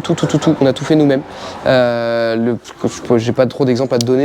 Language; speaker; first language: French; native; French